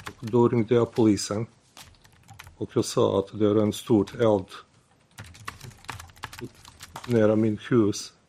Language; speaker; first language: Swedish; non-native, learner; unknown